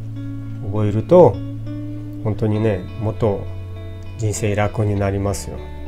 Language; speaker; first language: Japanese; non-native, fluent; Portuguese